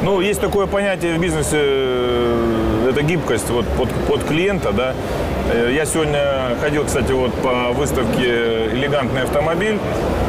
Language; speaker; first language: Russian; native; Russian